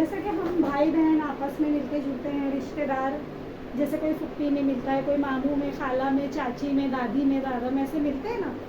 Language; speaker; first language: Hindi; native; Hindi